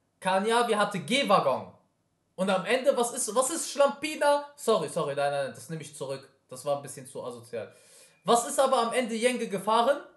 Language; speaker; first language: German; early bilingual, other home language; Arabic